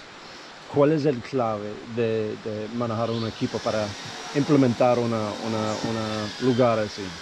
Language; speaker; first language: Spanish; non-native, fluent; English